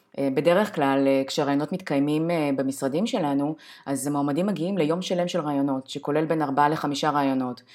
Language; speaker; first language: Hebrew; native; Hebrew